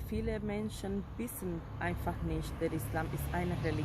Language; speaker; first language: German; non-native, fluent; Spanish